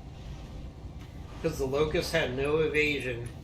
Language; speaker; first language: English; native; English